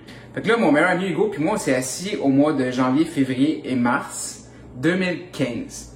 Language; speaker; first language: French; native; French